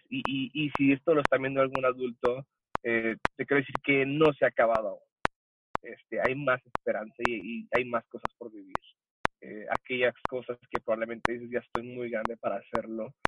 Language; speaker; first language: Spanish; early bilingual, heritage; Spanish